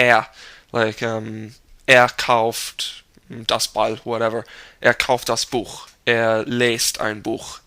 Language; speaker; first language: German; non-native, learner; English